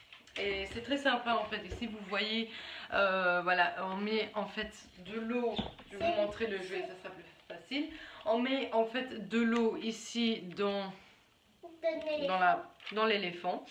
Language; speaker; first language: French; native; French